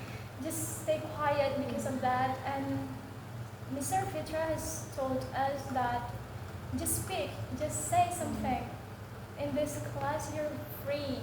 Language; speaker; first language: English; non-native, learner; Indonesian